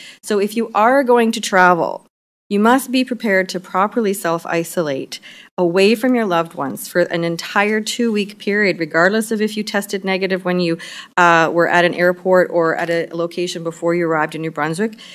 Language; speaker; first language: English; native; English